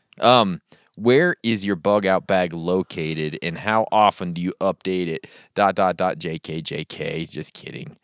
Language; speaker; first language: English; native; English